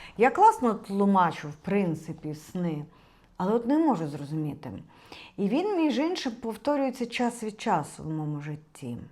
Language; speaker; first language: Ukrainian; non-native, local second language; Russian